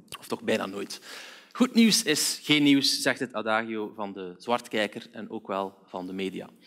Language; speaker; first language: Dutch; native; Dutch